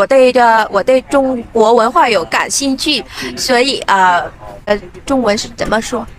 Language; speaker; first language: Chinese; non-native, learner; Vietnamese